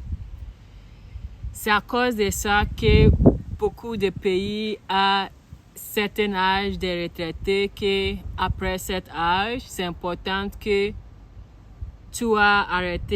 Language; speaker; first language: French; non-native, learner; Akan